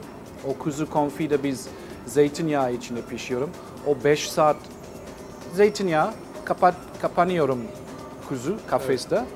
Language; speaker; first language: Turkish; non-native, learner; English